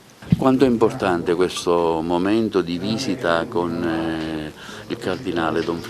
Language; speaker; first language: Italian; native; Italian